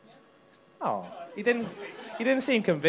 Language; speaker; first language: English; native; English